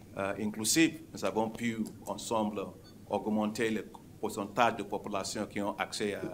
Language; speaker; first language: French; non-native, fluent; Yoruba